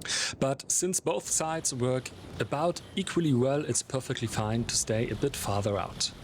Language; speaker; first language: English; non-native, fluent; German